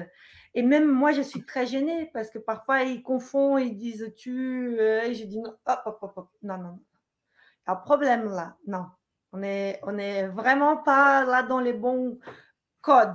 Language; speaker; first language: French; non-native, fluent; Portuguese